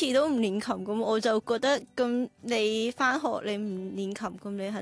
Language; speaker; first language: Cantonese; native; Cantonese